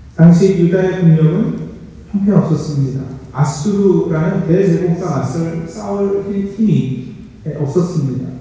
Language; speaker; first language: Korean; native; Korean